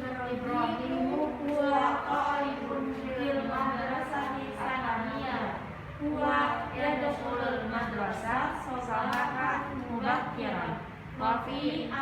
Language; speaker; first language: Arabic; non-native, learner; Indonesian